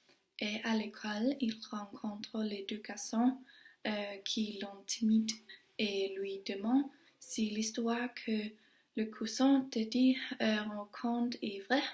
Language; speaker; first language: French; non-native, learner; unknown